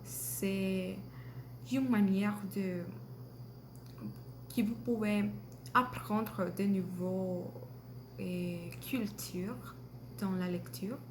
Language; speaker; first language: French; non-native, learner; Spanish